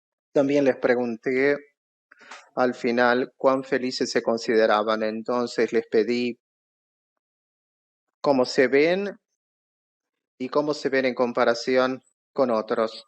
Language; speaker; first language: Spanish; non-native, fluent; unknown